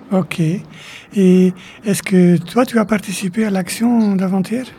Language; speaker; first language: French; native; French